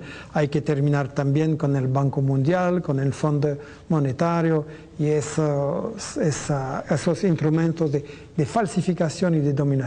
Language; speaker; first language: Spanish; non-native, fluent; French